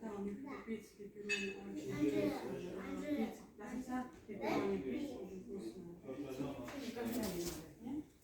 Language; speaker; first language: Russian; non-native, local second language; Chechen